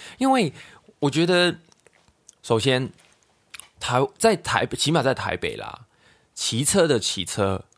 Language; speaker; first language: Chinese; non-native, local second language; Cantonese